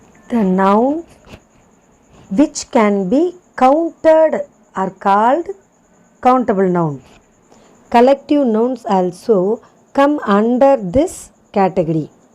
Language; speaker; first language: English; non-native, local second language; Tamil